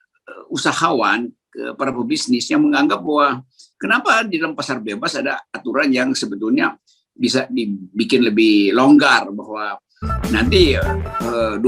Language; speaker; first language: Indonesian; native; Indonesian